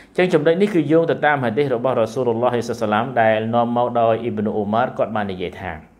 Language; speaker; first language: Khmer; non-native, local second language; Western Cham